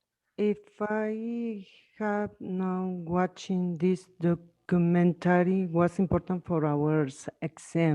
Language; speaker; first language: English; non-native, learner; Spanish